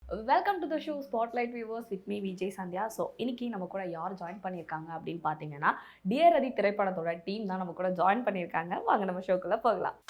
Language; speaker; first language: Tamil; native; Tamil